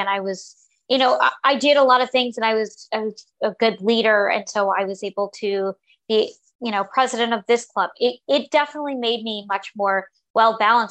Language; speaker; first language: English; native; English